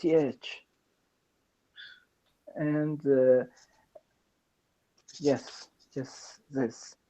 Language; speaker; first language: English; non-native, learner; Persian